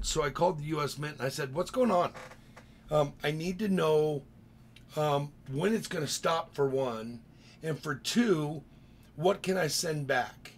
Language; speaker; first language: English; native; English